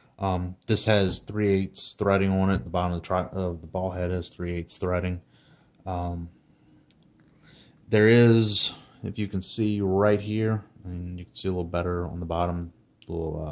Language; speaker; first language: English; native; English